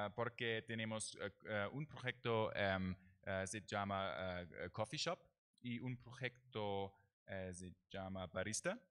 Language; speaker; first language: Spanish; non-native, learner; German